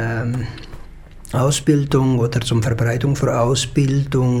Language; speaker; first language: German; non-native, learner; Tigrinya